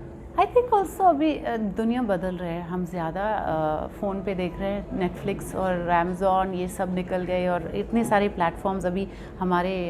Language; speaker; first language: Hindi; non-native, local second language; French